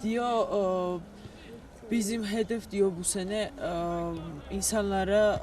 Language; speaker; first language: Turkish; non-native, fluent; Georgian